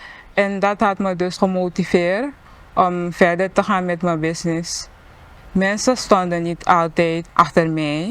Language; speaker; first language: Dutch; non-native, local second language; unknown